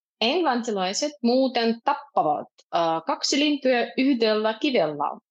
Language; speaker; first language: Finnish; non-native, fluent; Russian